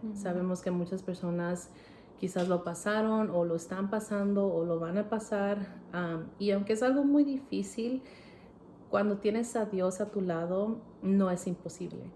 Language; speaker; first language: Spanish; early bilingual, heritage; Spanish